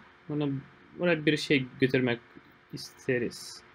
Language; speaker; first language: Turkish; non-native, fluent; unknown